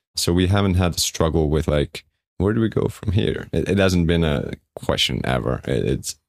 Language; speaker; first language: English; non-native, fluent; Estonian